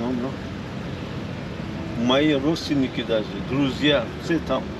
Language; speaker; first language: Russian; non-native, local second language; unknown